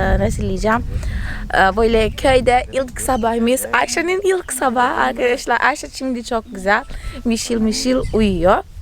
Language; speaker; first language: Turkish; non-native, fluent; Portuguese